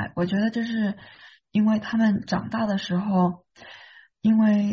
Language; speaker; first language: Chinese; early bilingual, heritage; Chinese